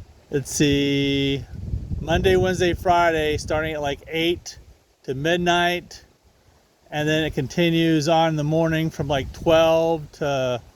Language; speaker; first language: English; native; English